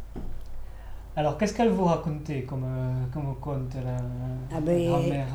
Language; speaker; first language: French; native; French